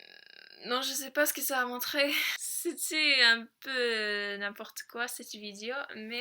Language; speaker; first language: French; non-native, fluent; English